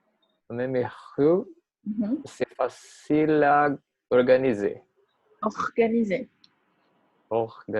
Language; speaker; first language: French; non-native, learner; Portuguese